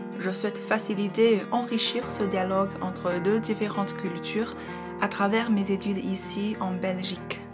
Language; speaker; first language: French; non-native, fluent; Chinese